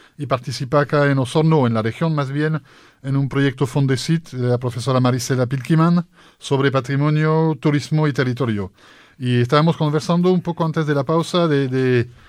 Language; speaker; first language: Spanish; non-native, fluent; French